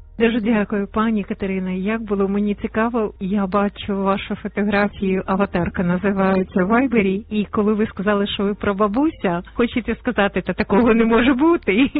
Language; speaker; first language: Ukrainian; native; Ukrainian